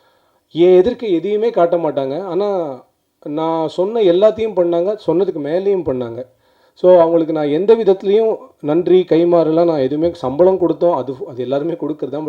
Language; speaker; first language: Tamil; native; Tamil